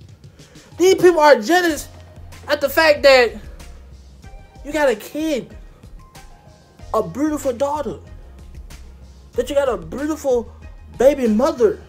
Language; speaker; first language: English; native; English